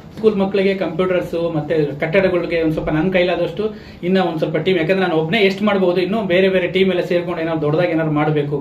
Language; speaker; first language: Kannada; native; Kannada